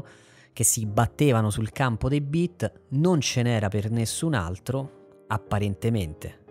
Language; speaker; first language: Italian; native; Italian